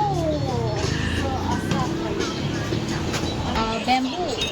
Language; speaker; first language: English; non-native, learner; Thai